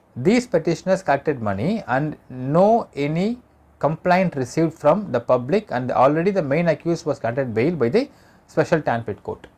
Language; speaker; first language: English; non-native, local second language; Tamil